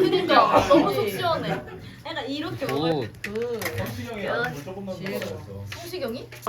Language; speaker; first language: Korean; native; Korean